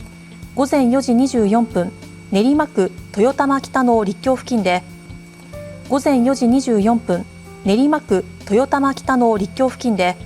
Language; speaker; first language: Japanese; native; Japanese